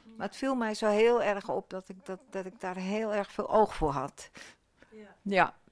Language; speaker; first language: Dutch; early bilingual, other home language; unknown